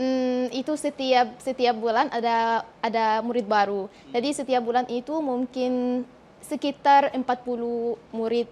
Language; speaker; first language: Indonesian; non-native, fluent; Arabic